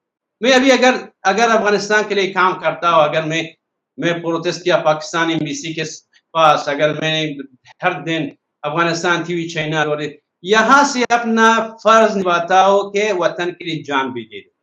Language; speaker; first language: Hindi; non-native, fluent; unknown